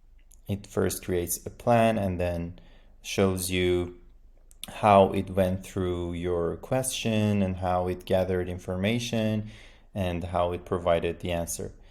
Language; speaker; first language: English; non-native, fluent; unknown